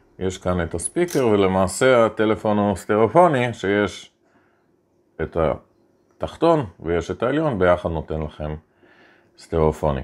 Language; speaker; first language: Hebrew; native; Hebrew